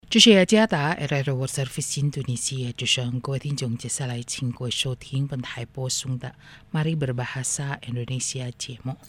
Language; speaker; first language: Chinese; non-native, fluent; Indonesian